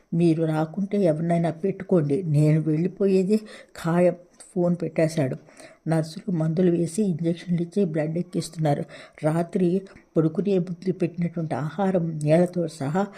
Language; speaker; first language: Telugu; native; Telugu